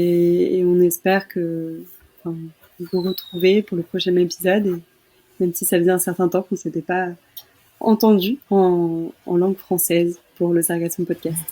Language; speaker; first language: French; native; French